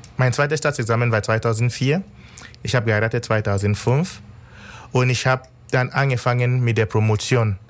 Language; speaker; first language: German; non-native, fluent; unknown